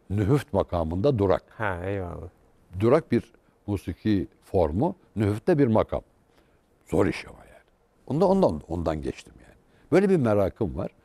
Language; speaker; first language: Turkish; native; Turkish